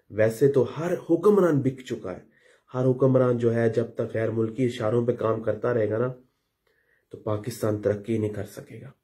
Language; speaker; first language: Urdu; non-native, local second language; Punjabi